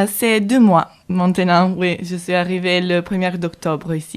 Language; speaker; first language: French; non-native, learner; Italian